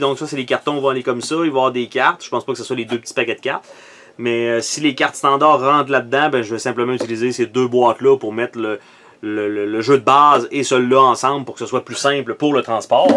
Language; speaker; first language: French; native; French